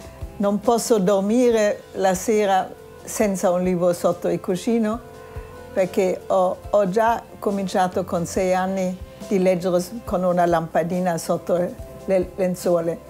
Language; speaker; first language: Italian; non-native, fluent; German